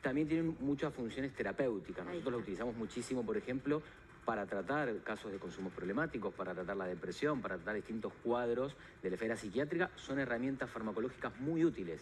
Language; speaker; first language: Spanish; native; Spanish